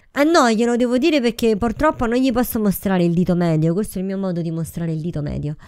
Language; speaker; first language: Italian; native; Italian